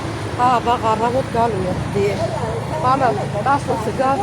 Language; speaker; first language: Greek; non-native, learner; Armenian